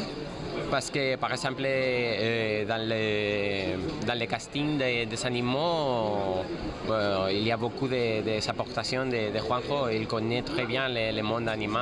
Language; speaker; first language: French; non-native, fluent; Spanish